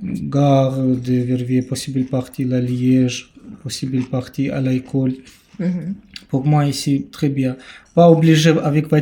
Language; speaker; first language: French; non-native, learner; Romanian